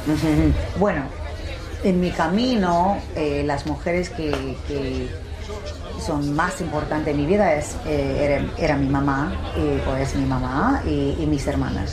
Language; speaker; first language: Spanish; early bilingual, heritage; English